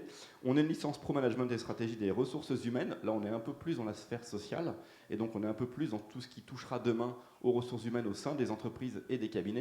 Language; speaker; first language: French; native; French